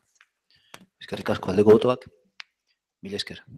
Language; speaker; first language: Basque; non-native, local second language; Spanish